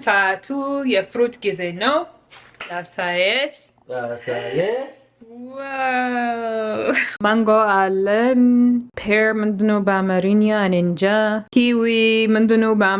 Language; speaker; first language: Amharic; non-native, learner; Arabic